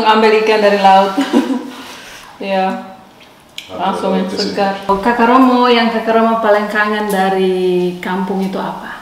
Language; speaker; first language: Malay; non-native, local second language; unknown